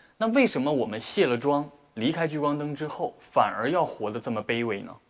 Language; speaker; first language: Chinese; native; Chinese